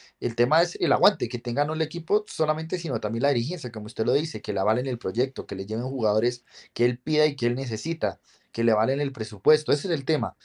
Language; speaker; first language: Spanish; native; Spanish